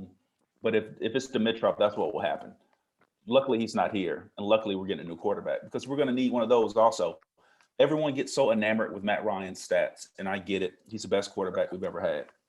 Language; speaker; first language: English; native; English